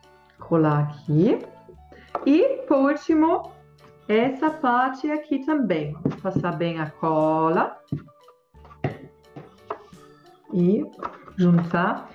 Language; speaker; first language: Portuguese; non-native, fluent; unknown